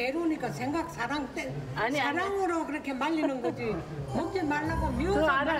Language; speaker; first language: Korean; native; Korean